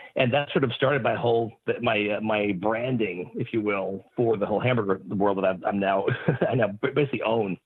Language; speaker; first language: English; native; English